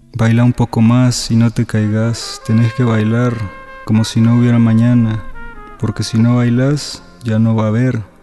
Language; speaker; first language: Spanish; native; Spanish